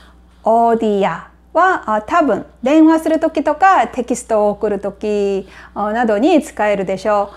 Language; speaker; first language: Japanese; non-native, fluent; Korean